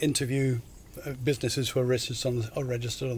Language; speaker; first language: English; native; English